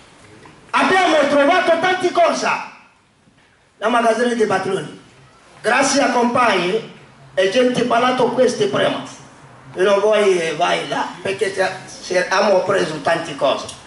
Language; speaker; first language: Italian; non-native, learner; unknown